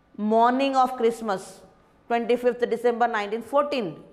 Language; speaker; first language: English; non-native, local second language; Hindi